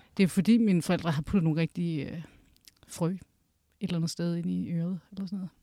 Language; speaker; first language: Danish; early bilingual, other home language; Kurdish